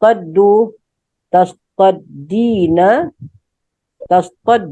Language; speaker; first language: Arabic; non-native, learner; Indonesian